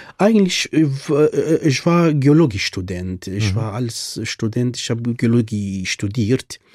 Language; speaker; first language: German; non-native, fluent; Central Kurdish